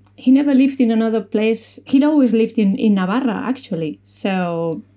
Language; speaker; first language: English; non-native, fluent; Spanish